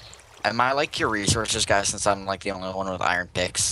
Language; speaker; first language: English; native; English